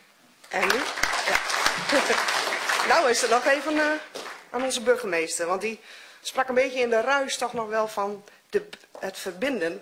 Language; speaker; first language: Dutch; native; Dutch